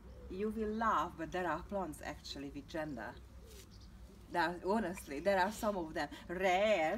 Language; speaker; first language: English; non-native, fluent; Hungarian